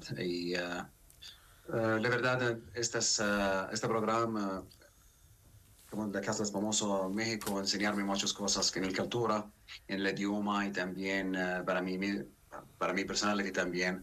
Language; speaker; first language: Spanish; non-native, learner; Arabic